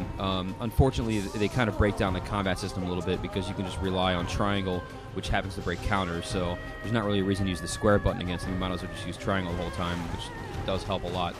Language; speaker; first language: English; native; English